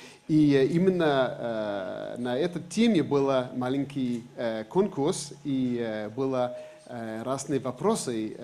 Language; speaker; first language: Russian; non-native, fluent; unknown